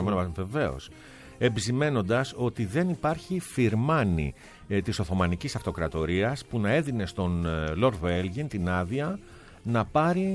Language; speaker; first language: Greek; native; Greek